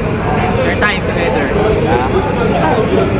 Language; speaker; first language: English; non-native, local second language; Filipino